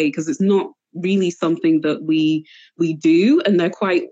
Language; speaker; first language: English; native; English